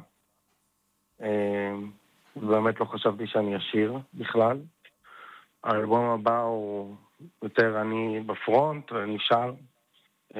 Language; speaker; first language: Hebrew; native; Hebrew